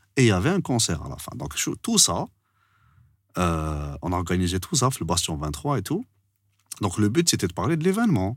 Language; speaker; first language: French; non-native, local second language; Arabic